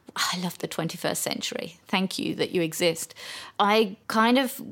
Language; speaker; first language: English; native; English